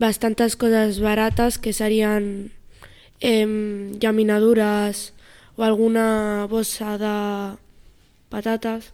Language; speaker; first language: Catalan; early bilingual, other home language; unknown